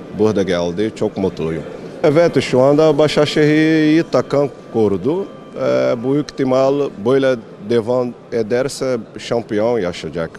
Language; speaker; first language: Turkish; non-native, learner; Portuguese